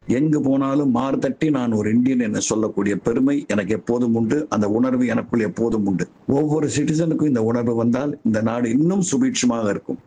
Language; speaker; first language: Tamil; native; Tamil